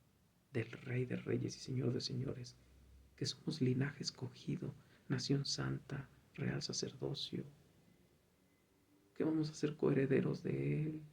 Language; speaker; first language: Spanish; native; Spanish